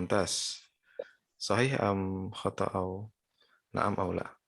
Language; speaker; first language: Arabic; non-native, fluent; Indonesian